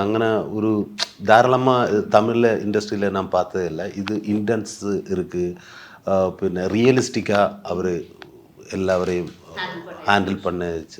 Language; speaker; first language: Tamil; non-native, learner; Malayalam